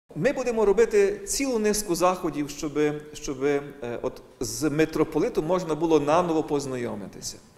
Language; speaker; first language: Ukrainian; native; Ukrainian